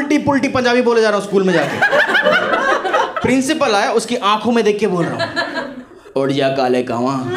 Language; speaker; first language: Hindi; non-native, local second language; Bangla